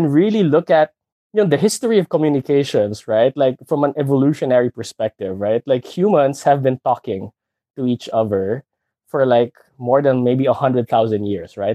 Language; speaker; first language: English; non-native, local second language; Filipino